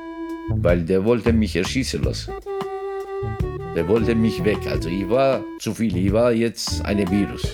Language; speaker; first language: German; non-native, fluent; Turkish